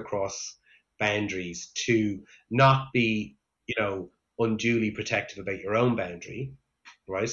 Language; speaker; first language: English; native; English